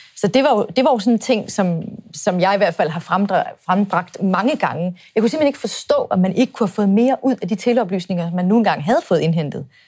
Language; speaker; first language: Danish; native; Danish